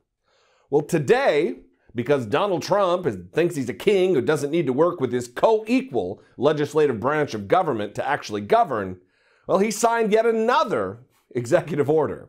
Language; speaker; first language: English; native; English